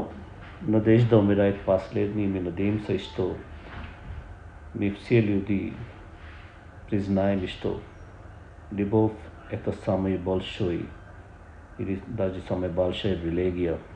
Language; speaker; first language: Russian; non-native, learner; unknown